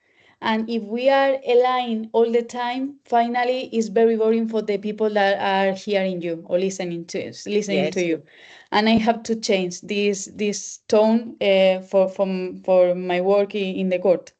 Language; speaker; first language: English; non-native, learner; Spanish